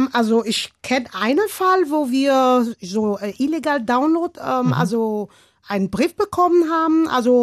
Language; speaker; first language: German; non-native, learner; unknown